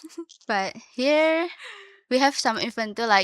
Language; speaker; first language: English; non-native, learner; Indonesian